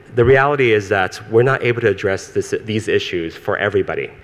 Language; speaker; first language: English; early bilingual, other home language; Cantonese